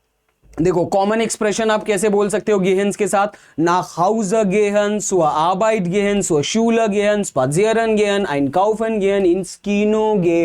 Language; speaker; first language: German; non-native, fluent; Hindi